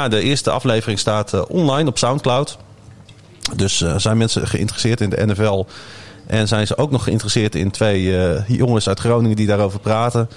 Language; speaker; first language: Dutch; native; Dutch